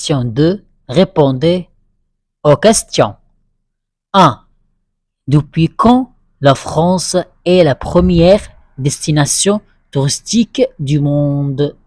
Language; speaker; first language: French; non-native, fluent; Arabic